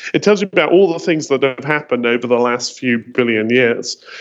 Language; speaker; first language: English; native; English